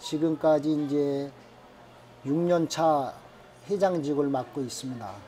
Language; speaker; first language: Korean; native; Korean